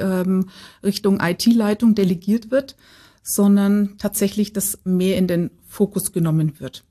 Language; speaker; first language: German; native; German